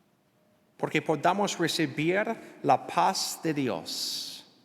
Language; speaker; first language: Spanish; non-native, learner; English